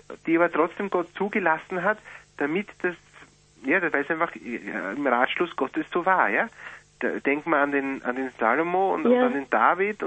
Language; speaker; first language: German; native; German